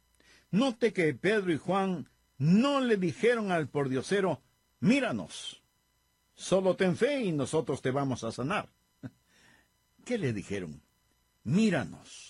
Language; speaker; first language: Spanish; native; Spanish